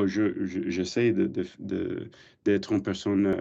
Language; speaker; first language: French; non-native, learner; English